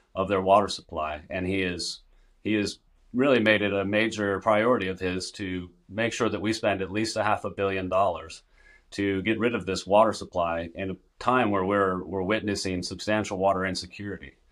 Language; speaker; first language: English; native; English